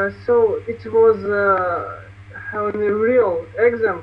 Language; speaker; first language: English; non-native, learner; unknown